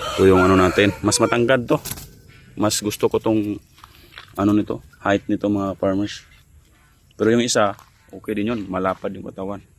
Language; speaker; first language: Filipino; non-native, local second language; Cebuano